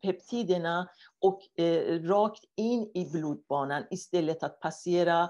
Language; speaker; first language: Swedish; non-native, fluent; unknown